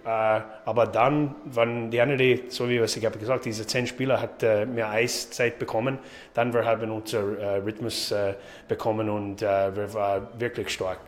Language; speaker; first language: German; non-native, learner; English